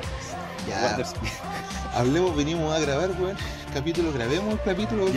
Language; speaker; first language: Spanish; native; Spanish